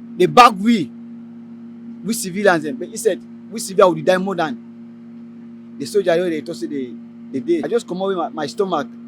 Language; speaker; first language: Nigerian Pidgin; native; Nigerian Pidgin